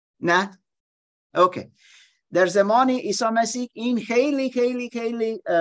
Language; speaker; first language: Persian; non-native, learner; German